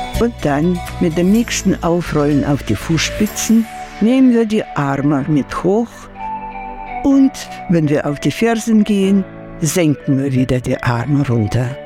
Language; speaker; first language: German; non-native, fluent; Russian